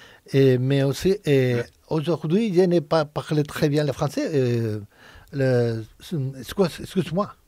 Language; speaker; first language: French; non-native, learner; Spanish